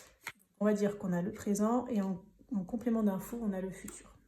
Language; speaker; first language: French; native; French